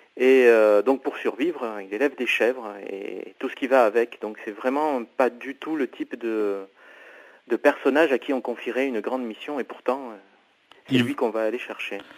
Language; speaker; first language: French; non-native, fluent; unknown